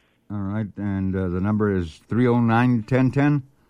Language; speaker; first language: English; early bilingual, other home language; Spanish